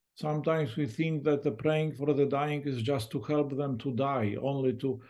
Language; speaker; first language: English; non-native, fluent; Polish